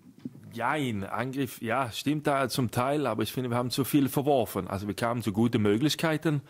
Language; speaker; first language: German; non-native, fluent; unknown